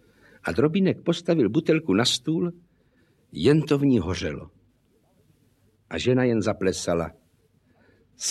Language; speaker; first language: Czech; native; Czech